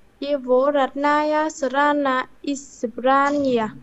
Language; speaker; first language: Russian; non-native, learner; Vietnamese